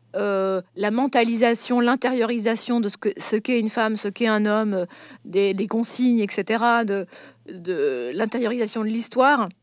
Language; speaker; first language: French; native; French